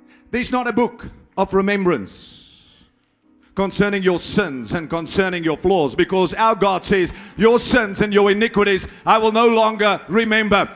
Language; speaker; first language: English; non-native, local second language; Afrikaans